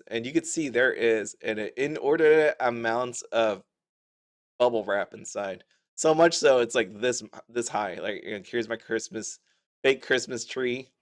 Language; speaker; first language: English; native; English